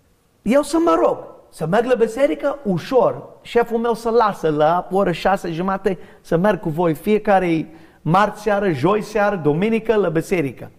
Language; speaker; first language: Romanian; non-native, learner; English